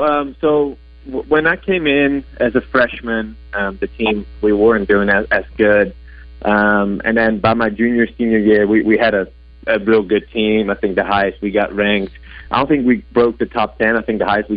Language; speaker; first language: English; non-native, fluent; Dutch